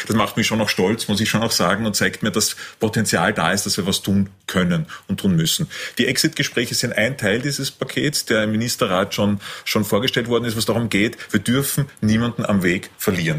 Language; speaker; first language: German; native; German